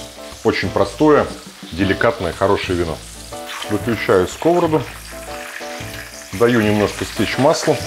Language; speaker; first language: Russian; native; Russian